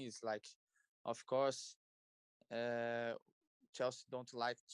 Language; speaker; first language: English; non-native, learner; Portuguese